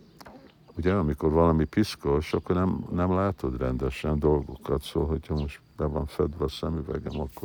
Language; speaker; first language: Hungarian; early bilingual, heritage; Hungarian